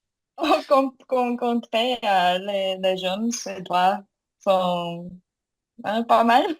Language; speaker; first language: French; non-native, learner; Korean